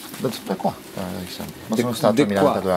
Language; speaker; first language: Italian; non-native, fluent; Turkish